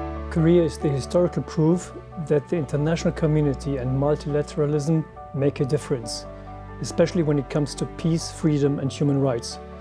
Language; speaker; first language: English; non-native, fluent; German